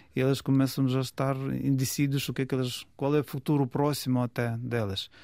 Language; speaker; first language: Portuguese; non-native, fluent; Ukrainian